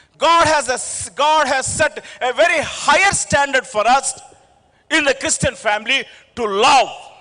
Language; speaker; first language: English; non-native, local second language; Telugu